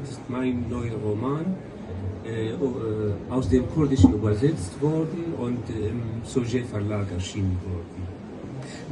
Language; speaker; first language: German; non-native, local second language; Kurdish